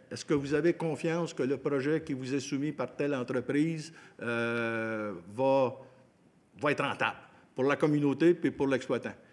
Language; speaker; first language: French; native; French